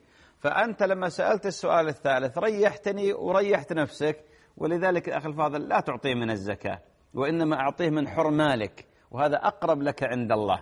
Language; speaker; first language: Arabic; native; Arabic